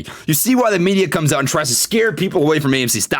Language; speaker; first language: English; native; English